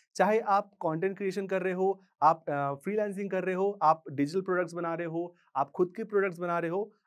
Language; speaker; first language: Hindi; native; Hindi